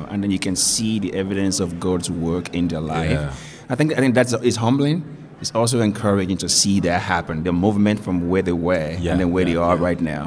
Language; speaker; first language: English; non-native, local second language; Yoruba